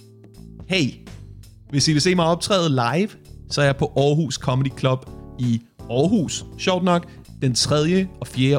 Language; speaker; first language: Danish; native; Danish